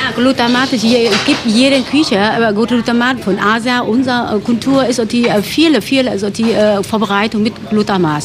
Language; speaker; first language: German; non-native, local second language; Vietnamese